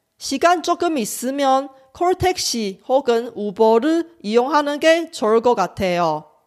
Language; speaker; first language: Korean; non-native, fluent; Chinese